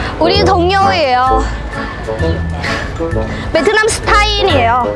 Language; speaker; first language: Korean; non-native, learner; Vietnamese